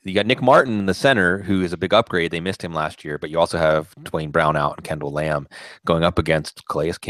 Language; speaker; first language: English; native; English